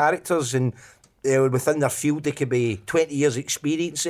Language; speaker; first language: English; native; English